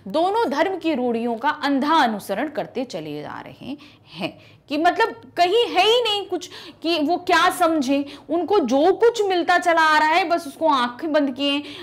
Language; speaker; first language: Hindi; native; Hindi